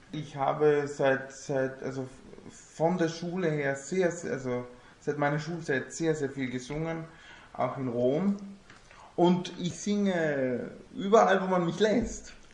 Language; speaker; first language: German; non-native, fluent; Italian